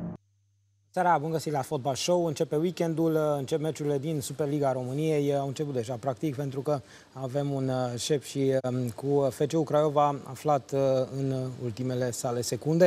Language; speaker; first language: Romanian; native; Romanian